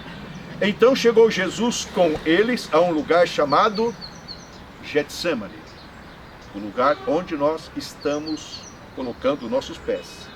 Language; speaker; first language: Portuguese; native; Portuguese